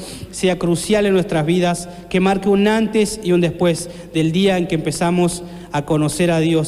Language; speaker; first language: Spanish; native; Spanish